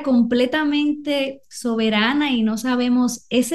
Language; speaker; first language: Spanish; native; Spanish